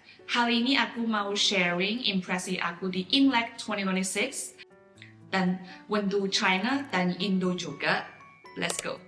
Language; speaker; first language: Indonesian; non-native, fluent; Chinese